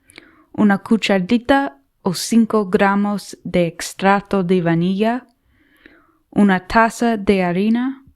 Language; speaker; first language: Spanish; non-native, learner; English